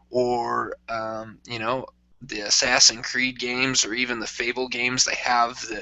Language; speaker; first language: English; native; English